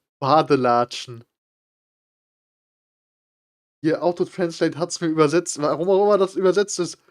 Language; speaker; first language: German; native; German